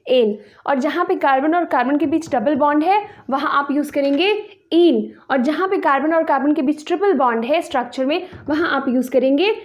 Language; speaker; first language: Hindi; native; Hindi